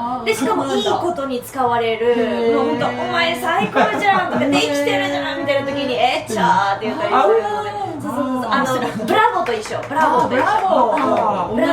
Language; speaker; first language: Japanese; native; Japanese